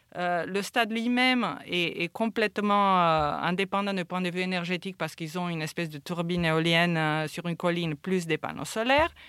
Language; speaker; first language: French; non-native, fluent; Romanian